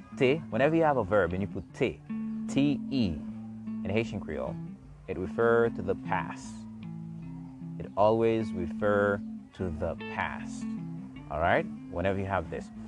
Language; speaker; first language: English; non-native, fluent; Haitian Creole